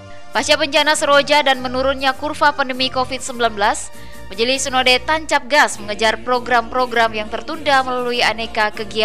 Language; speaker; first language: Indonesian; native; Indonesian